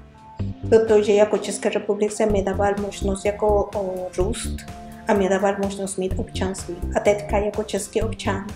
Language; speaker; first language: Czech; non-native, learner; Spanish